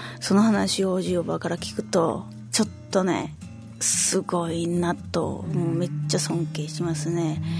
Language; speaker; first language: Japanese; early bilingual, heritage; Spanish